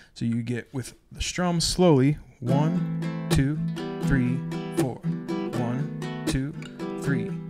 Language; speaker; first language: English; native; English